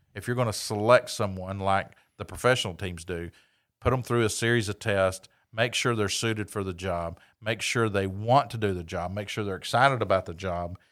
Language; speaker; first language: English; native; English